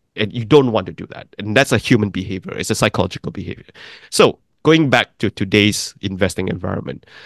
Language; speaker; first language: English; non-native, local second language; Chinese